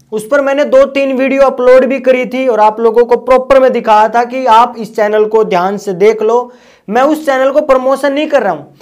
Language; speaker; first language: Hindi; native; Hindi